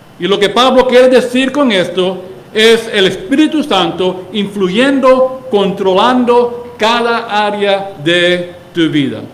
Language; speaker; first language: Spanish; early bilingual, heritage; Spanish